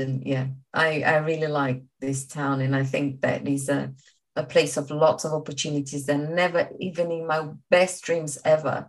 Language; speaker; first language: English; non-native, fluent; Portuguese